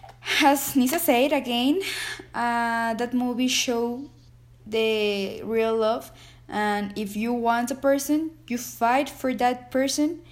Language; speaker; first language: English; non-native, learner; Spanish